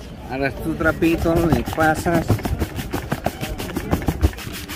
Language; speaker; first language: Spanish; native; Spanish